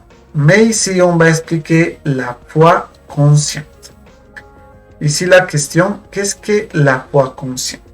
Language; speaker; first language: French; non-native, fluent; Spanish